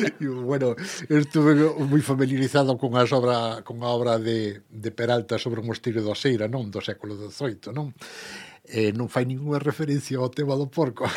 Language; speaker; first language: Galician; native; Galician